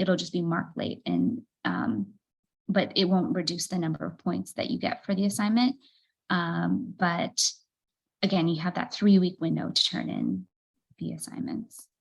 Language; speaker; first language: English; native; English